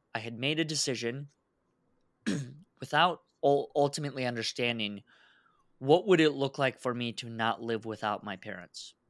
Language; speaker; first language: English; early bilingual, other home language; Russian